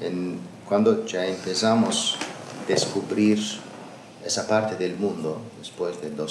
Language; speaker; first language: Spanish; non-native, learner; Azerbaijani